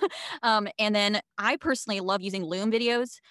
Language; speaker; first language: English; non-native, fluent; German